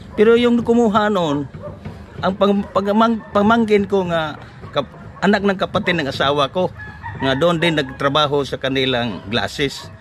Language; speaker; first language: Filipino; non-native, local second language; Cebuano